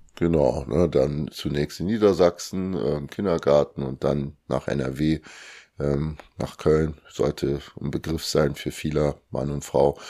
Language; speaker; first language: German; early bilingual, other home language; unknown